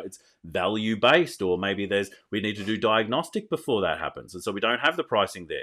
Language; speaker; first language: English; native; English